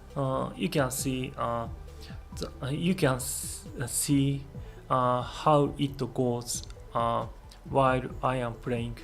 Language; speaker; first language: English; non-native, learner; Japanese